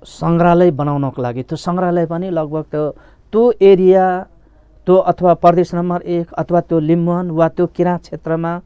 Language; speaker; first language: Nepali; non-native, local second language; Limbu